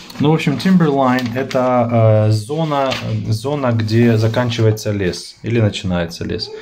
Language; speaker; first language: Russian; native; Russian